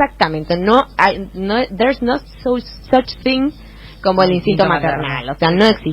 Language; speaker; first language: Spanish; native; Spanish